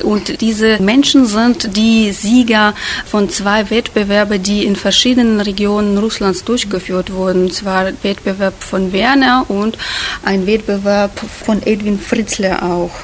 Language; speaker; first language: German; non-native, fluent; Russian